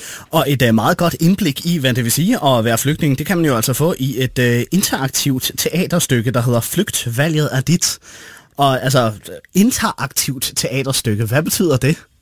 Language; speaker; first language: Danish; native; Danish